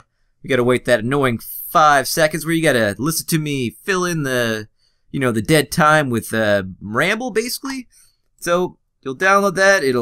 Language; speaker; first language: English; native; English